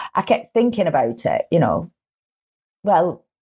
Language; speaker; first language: English; native; English